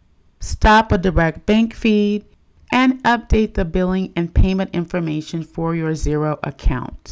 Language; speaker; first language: English; native; English